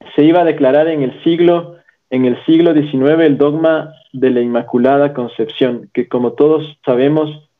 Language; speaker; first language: Spanish; native; Spanish